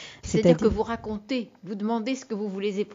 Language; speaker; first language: French; native; French